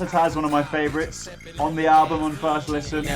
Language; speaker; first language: English; native; English